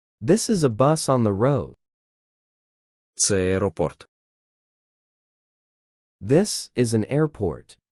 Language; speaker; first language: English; non-native, fluent; Ukrainian